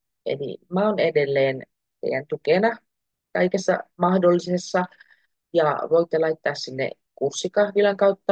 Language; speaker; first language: Finnish; native; Finnish